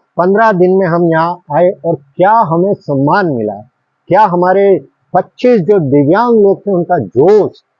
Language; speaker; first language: Hindi; native; Hindi